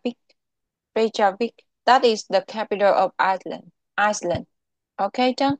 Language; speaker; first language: English; non-native, local second language; Vietnamese